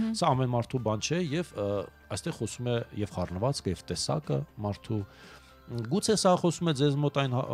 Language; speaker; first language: Armenian; native; Armenian